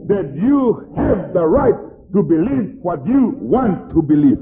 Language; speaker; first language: English; non-native, fluent; Spanish